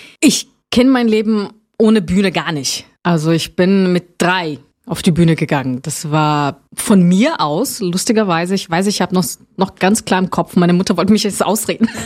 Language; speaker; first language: German; non-native, fluent; Portuguese